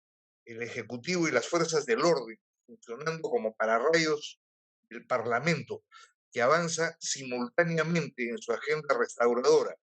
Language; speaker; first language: Spanish; native; Spanish